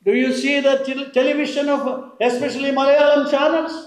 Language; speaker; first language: English; non-native, local second language; Malayalam